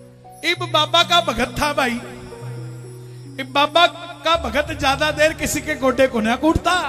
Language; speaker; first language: Hindi; native; Hindi